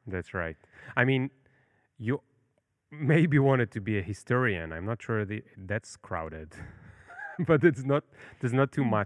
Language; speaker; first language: English; non-native, fluent; Hebrew